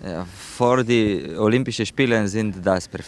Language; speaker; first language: German; non-native, learner; Slovenian